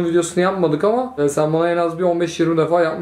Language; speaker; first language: Turkish; native; Turkish